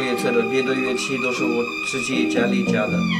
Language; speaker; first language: Chinese; non-native, learner; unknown